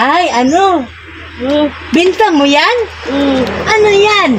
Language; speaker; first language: Filipino; non-native, local second language; Cebuano